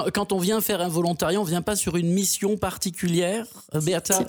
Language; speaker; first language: French; native; French